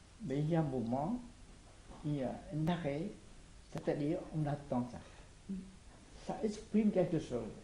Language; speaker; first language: French; non-native, fluent; Vietnamese